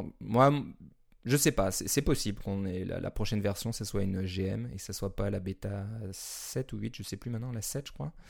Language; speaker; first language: French; native; French